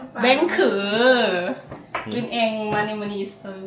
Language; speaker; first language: Korean; non-native, learner; Lao